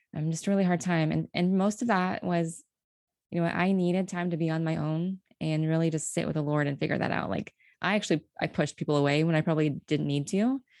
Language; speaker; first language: English; native; English